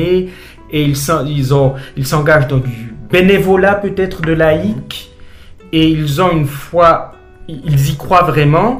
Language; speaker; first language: French; native; French